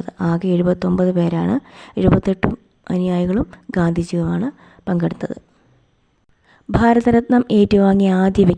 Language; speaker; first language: Malayalam; native; Malayalam